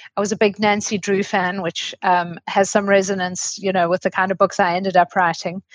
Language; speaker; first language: English; native; English